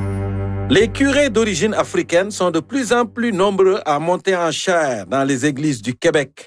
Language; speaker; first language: French; native; French